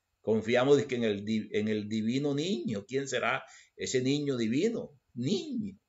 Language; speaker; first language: Spanish; native; Spanish